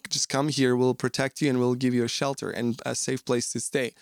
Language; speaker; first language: English; non-native, fluent; Russian